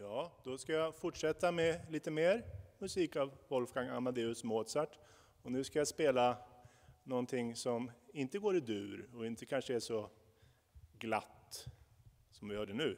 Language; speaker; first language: Swedish; native; Swedish